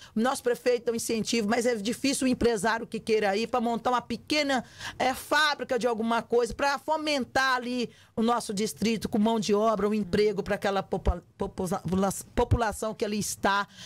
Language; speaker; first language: Portuguese; native; Portuguese